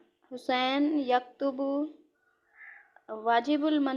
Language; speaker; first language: Arabic; non-native, learner; Urdu